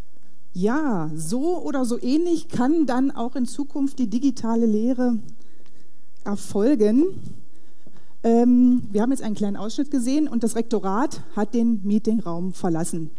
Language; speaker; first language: German; native; German